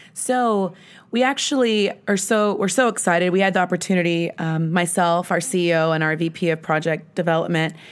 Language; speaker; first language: English; native; English